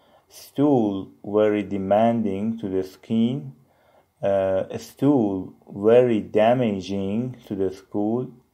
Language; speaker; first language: English; non-native, fluent; Persian